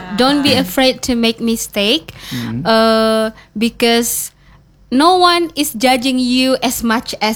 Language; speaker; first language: English; non-native, learner; Indonesian